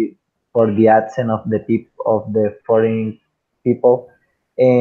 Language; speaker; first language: English; non-native, fluent; Spanish